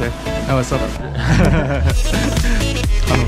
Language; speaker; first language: German; non-native, learner; Korean